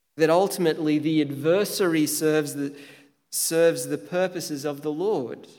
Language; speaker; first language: English; native; English